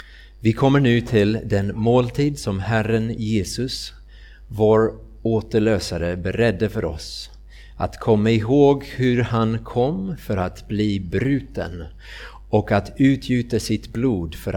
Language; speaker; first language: Swedish; non-native, fluent; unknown